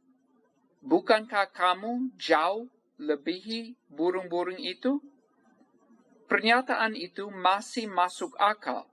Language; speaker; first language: Indonesian; non-native, fluent; English